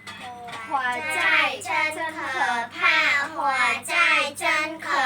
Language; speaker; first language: Chinese; non-native, learner; Khmer